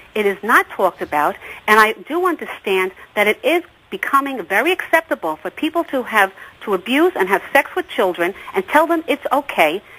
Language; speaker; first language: English; native; English